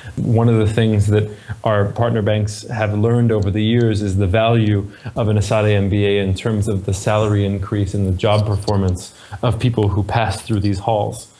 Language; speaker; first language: English; native; English